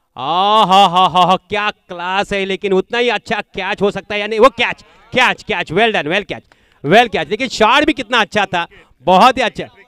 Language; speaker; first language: Hindi; non-native, local second language; Marathi